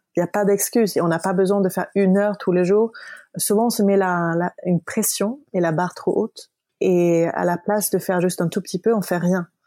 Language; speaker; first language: French; non-native, fluent; Swedish